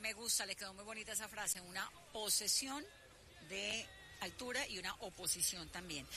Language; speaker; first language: Spanish; native; Spanish